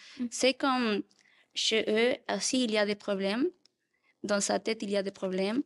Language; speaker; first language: French; non-native, learner; Spanish